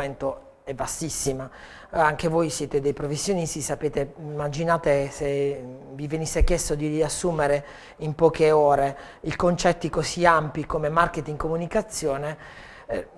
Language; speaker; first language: Italian; native; Italian